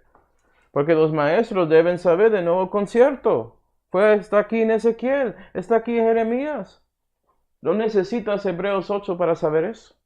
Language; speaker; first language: Spanish; early bilingual, heritage; Spanish